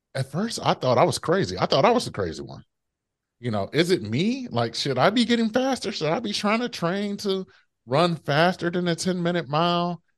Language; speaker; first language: English; native; English